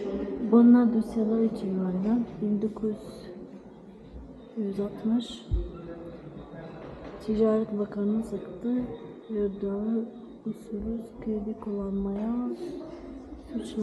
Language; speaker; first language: Turkish; non-native, learner; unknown